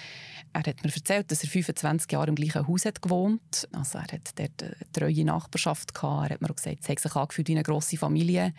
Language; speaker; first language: German; native; German